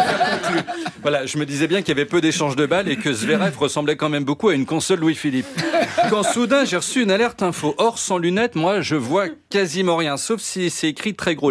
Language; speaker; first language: French; native; French